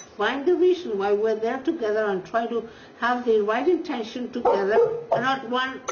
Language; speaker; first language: English; non-native, fluent; Spanish